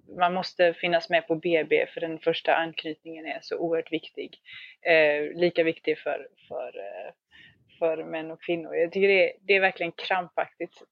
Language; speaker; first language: Swedish; native; Swedish